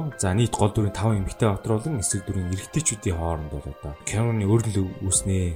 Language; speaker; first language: Mongolian; native; Mongolian